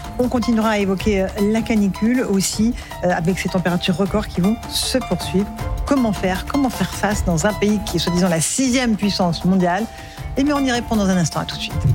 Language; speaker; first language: French; native; French